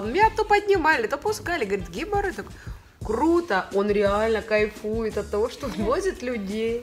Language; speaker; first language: Russian; native; Russian